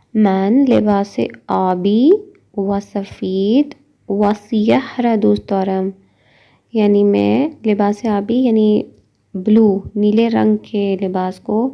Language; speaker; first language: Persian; non-native, fluent; Urdu